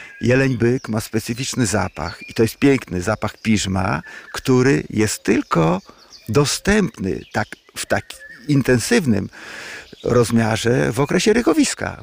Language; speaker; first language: Polish; native; Polish